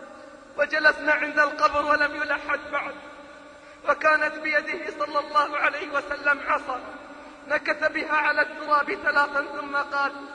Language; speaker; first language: Arabic; native; Arabic